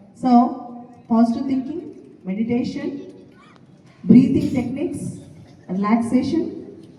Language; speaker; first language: English; non-native, local second language; Telugu